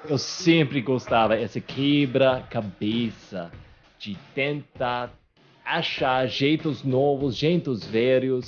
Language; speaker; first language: Portuguese; non-native, fluent; English